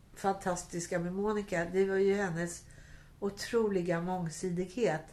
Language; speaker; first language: Swedish; native; Swedish